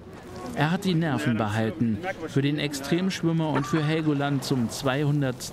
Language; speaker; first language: German; native; German